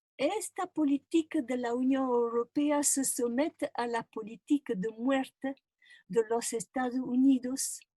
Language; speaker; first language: Spanish; non-native, fluent; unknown